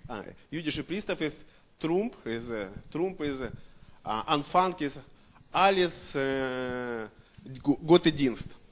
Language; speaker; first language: German; non-native, learner; Russian